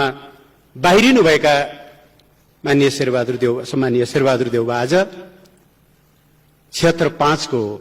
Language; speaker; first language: Nepali; native; Nepali